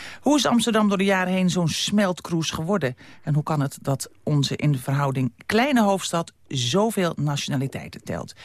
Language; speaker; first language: Dutch; native; Dutch